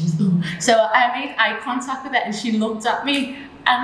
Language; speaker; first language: English; native; English